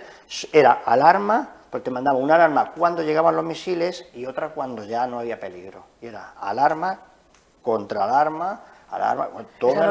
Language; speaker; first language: Spanish; native; Spanish